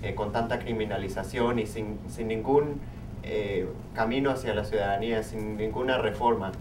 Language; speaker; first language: Spanish; early bilingual, heritage; Spanish